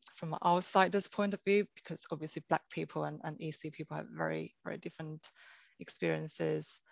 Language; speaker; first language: English; non-native, fluent; Chinese